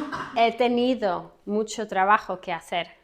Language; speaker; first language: Spanish; non-native, fluent; English